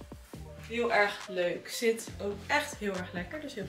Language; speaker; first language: Dutch; native; Dutch